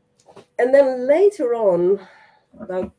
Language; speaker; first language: English; non-native, fluent; Hebrew